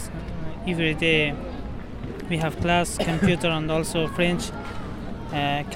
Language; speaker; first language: English; non-native, learner; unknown